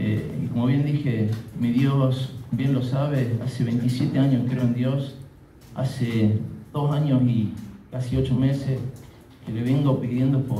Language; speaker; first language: Spanish; native; Spanish